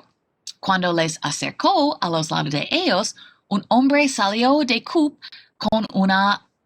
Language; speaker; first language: Spanish; non-native, fluent; English